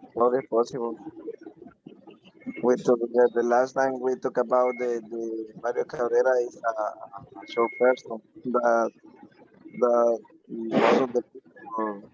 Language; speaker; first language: English; non-native, learner; Spanish